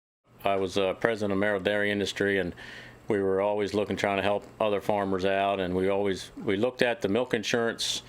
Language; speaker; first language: English; native; English